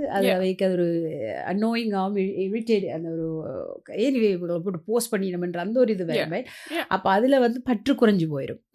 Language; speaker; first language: Tamil; early bilingual, heritage; Tamil